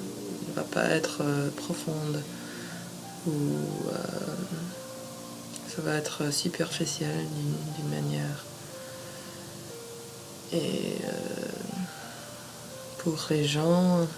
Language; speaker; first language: French; non-native, fluent; English